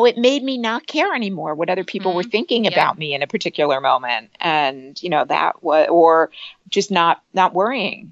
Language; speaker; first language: English; native; English